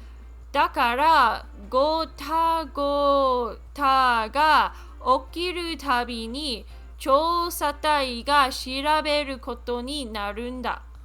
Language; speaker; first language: Japanese; non-native, learner; English